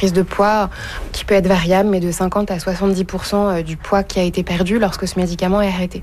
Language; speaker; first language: French; native; French